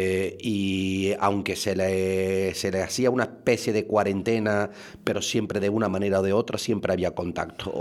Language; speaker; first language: Spanish; native; Spanish